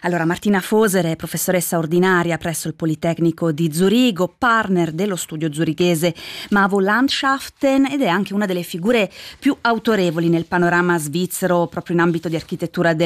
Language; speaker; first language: Italian; native; Italian